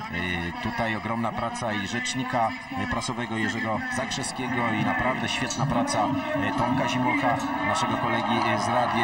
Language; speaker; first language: Polish; native; Polish